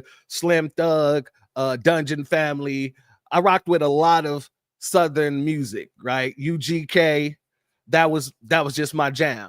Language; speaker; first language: English; native; English